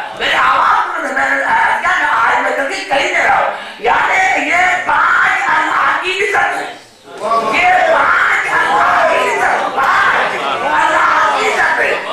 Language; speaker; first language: Urdu; native; Urdu